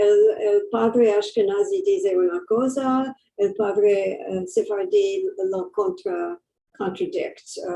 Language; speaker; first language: Spanish; early bilingual, heritage; English